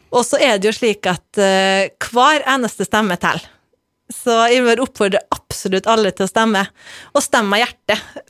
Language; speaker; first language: Norwegian; native; Norwegian